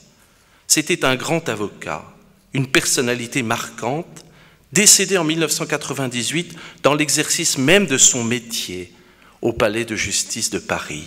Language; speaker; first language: French; native; French